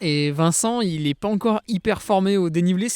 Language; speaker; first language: French; native; French